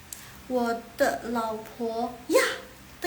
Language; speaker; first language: Chinese; non-native, fluent; Indonesian